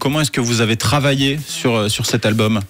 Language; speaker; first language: French; native; French